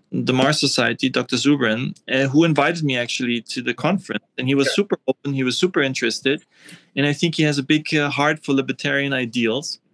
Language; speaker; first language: English; non-native, fluent; German